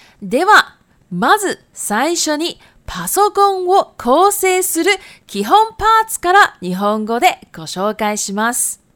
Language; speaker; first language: Japanese; non-native, fluent; Chinese